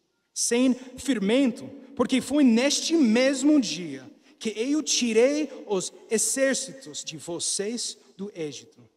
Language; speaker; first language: Portuguese; non-native, learner; English